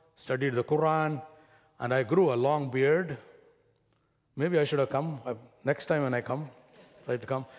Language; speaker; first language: English; non-native, local second language; Malayalam